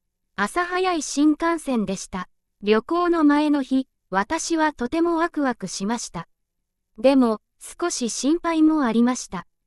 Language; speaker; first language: Japanese; non-native, fluent; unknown